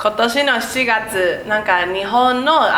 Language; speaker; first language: Japanese; non-native, learner; Chinese